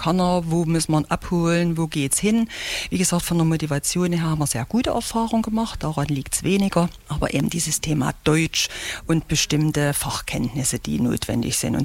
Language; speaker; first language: German; native; German